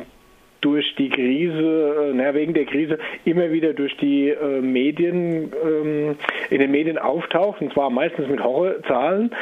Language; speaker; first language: German; native; German